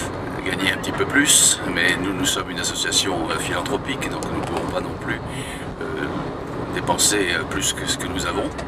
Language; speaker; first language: French; native; French